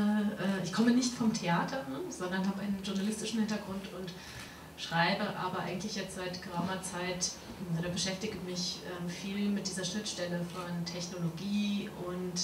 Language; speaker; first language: German; native; German